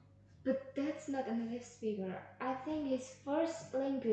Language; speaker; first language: English; non-native, learner; Indonesian